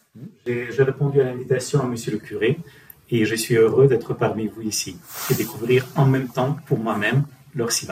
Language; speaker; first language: French; non-native, fluent; Ukrainian